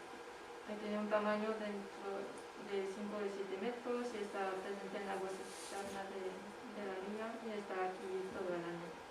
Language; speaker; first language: Spanish; non-native, fluent; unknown